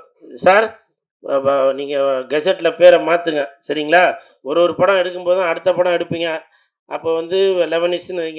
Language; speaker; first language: Tamil; native; Tamil